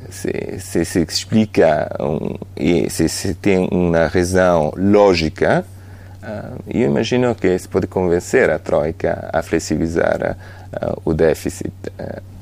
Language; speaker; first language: Portuguese; non-native, fluent; Italian